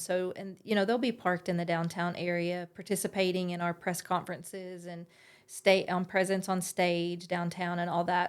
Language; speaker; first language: English; native; English